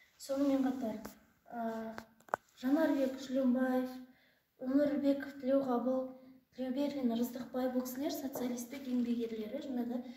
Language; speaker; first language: Kazakh; native; Kazakh